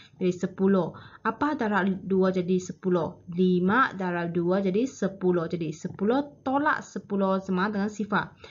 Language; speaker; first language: Malay; native; Malay